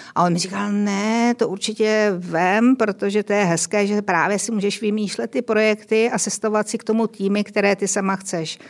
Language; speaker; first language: Czech; native; Czech